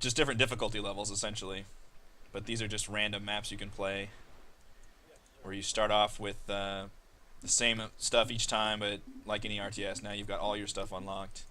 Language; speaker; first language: English; native; English